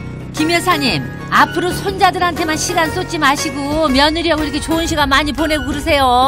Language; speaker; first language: Korean; native; Korean